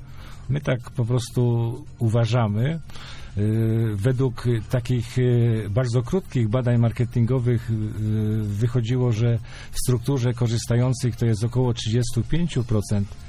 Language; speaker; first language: Polish; native; Polish